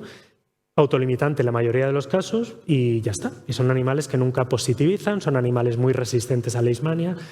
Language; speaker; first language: Spanish; native; Spanish